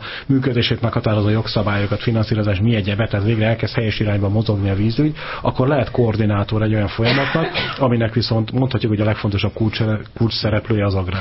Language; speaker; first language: Hungarian; native; Hungarian